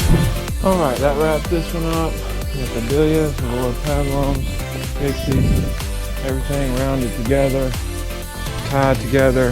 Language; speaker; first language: English; native; English